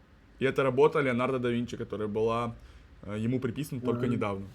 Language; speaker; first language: Russian; native; Russian